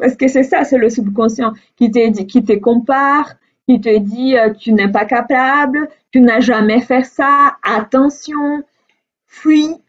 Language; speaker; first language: French; non-native, fluent; Portuguese